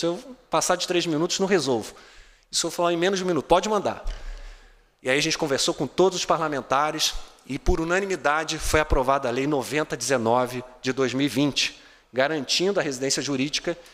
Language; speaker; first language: Portuguese; native; Portuguese